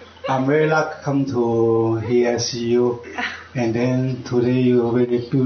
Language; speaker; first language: English; non-native, learner; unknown